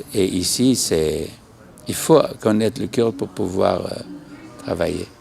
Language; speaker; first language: French; non-native, fluent; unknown